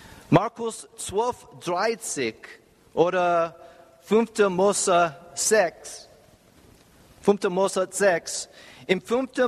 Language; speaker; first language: German; non-native, learner; English